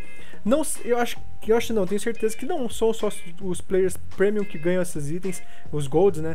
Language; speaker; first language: Portuguese; native; Portuguese